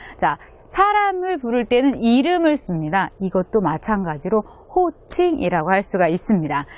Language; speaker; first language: Korean; native; Korean